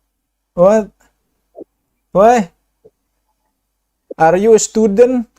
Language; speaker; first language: English; non-native, learner; Indonesian